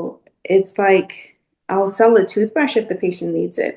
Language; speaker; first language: English; native; English